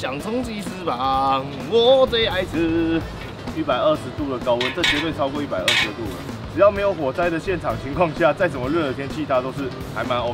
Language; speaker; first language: Chinese; native; Chinese